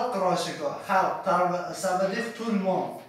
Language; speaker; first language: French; non-native, learner; Persian